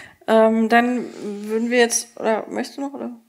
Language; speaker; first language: German; native; German